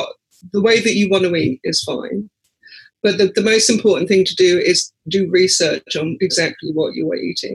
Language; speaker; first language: English; native; English